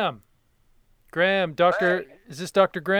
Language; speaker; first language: English; native; English